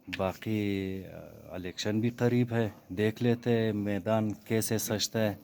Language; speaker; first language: Urdu; non-native, local second language; Hazaragi